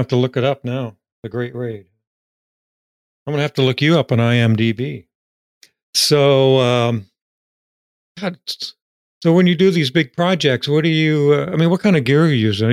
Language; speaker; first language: English; native; English